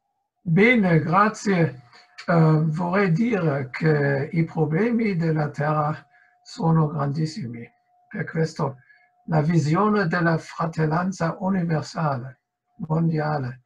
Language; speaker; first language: Italian; non-native, fluent; German